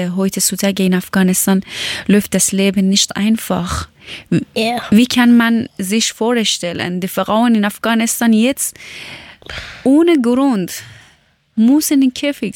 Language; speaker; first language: German; non-native, learner; Persian